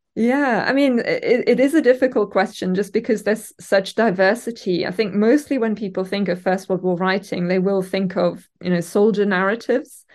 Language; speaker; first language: English; non-native, fluent; German